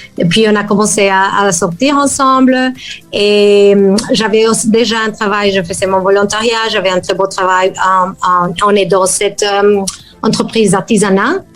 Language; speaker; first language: French; non-native, fluent; Spanish